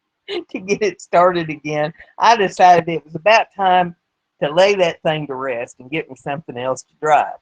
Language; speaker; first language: English; native; English